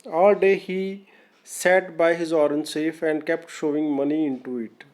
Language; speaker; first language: English; non-native, local second language; Punjabi